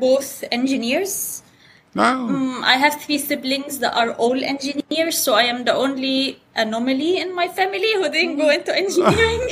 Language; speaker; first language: English; non-native, fluent; Arabic